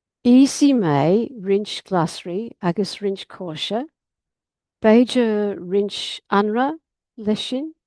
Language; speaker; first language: Irish; non-native, learner; English